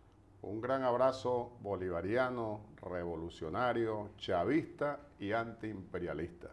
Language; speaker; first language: Spanish; native; Spanish